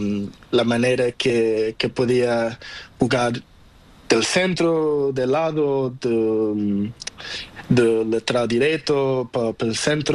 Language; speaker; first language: Spanish; non-native, learner; Portuguese